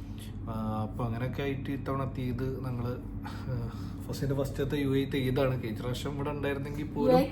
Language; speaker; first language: Malayalam; native; Malayalam